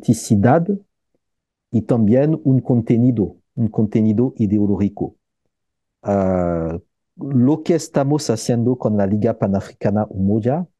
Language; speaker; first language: Spanish; non-native, fluent; French